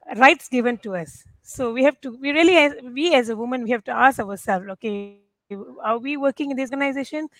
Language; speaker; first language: English; non-native, local second language; Tamil